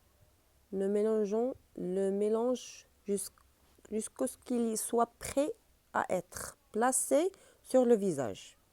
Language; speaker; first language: French; non-native, learner; Arabic